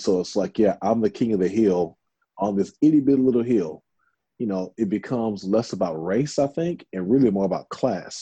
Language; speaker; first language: English; native; English